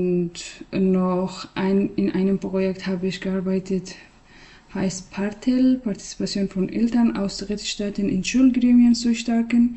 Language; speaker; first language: German; non-native, learner; Persian